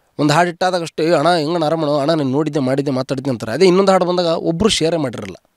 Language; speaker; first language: Kannada; native; Kannada